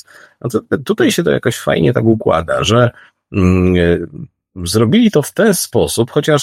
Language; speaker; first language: Polish; native; Polish